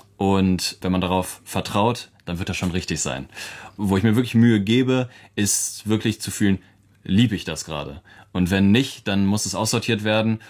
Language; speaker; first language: German; native; German